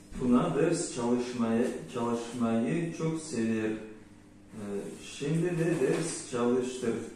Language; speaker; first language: Turkish; non-native, learner; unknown